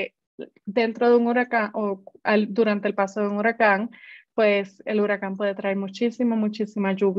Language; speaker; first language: Spanish; native; Spanish